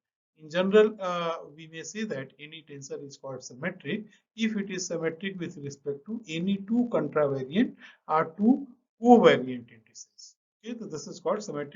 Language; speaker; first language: English; non-native, local second language; Hindi